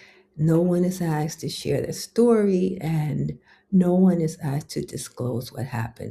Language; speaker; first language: English; native; English